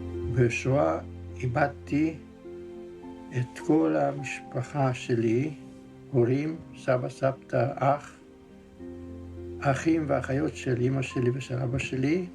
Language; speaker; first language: Hebrew; non-native, fluent; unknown